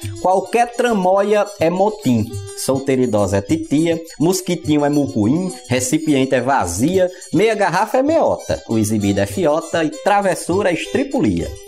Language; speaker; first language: Portuguese; native; Portuguese